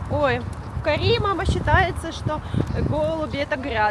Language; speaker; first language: Russian; native; Russian